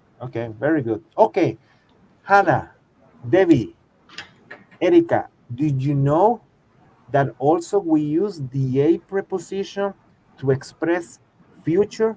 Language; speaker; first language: English; non-native, fluent; Spanish